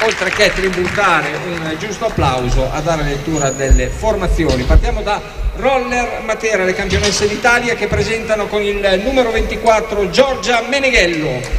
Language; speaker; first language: Italian; native; Italian